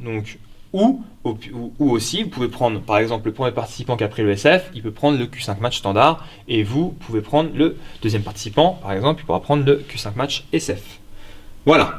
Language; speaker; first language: French; native; French